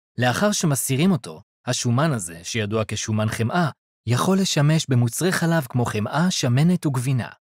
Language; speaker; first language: Hebrew; native; Hebrew